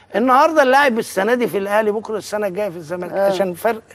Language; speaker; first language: Arabic; native; Arabic